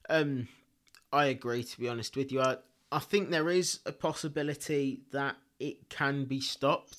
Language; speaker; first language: English; native; English